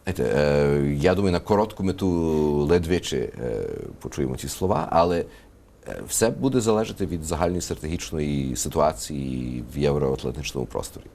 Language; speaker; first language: Ukrainian; early bilingual, heritage; Ukrainian